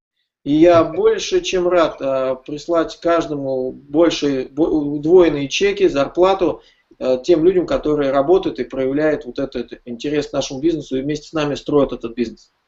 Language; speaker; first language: Russian; native; Russian